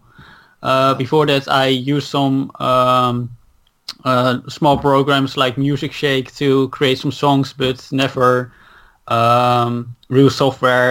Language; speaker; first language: English; non-native, fluent; Dutch